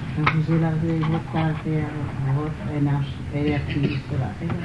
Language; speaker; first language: French; non-native, learner; Vietnamese